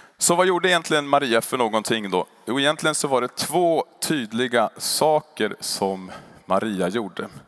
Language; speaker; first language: Swedish; native; Swedish